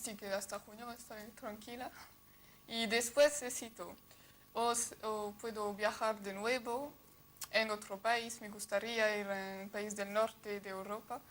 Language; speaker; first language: Spanish; non-native, fluent; French